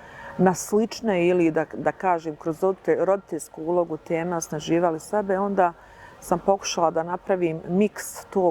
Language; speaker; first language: Bosnian; native; Bosnian